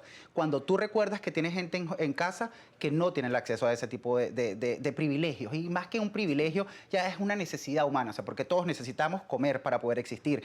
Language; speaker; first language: Spanish; native; Spanish